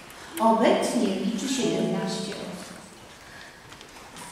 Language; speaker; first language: Polish; native; Polish